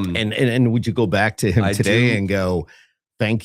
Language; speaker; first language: English; native; English